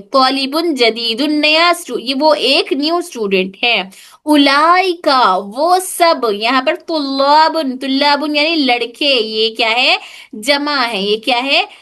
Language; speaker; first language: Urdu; native; Urdu